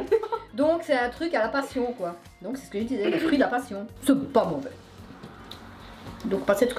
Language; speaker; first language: French; native; French